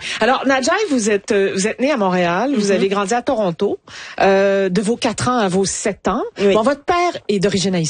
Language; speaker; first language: French; native; French